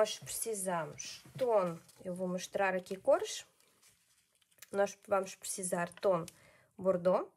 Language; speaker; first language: Portuguese; non-native, learner; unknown